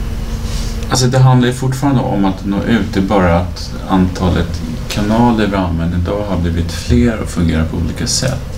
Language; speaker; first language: Swedish; native; Swedish